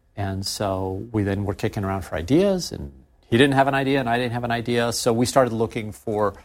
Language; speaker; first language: English; native; English